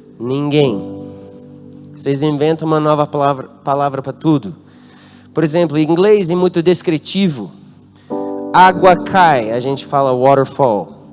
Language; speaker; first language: Portuguese; non-native, fluent; English